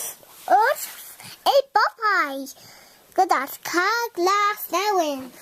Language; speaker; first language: Welsh; non-native, local second language; English